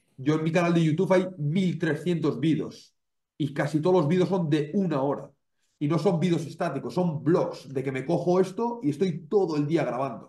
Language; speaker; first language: Spanish; native; Spanish